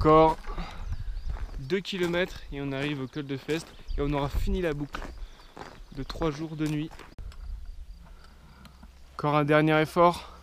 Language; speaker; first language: French; native; French